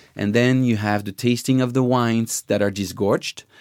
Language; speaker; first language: English; non-native, fluent; French